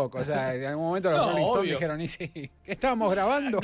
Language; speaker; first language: Spanish; native; Spanish